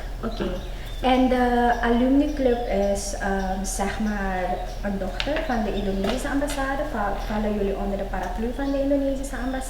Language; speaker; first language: Dutch; native; Dutch